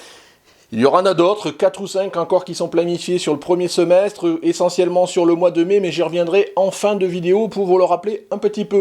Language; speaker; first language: French; native; French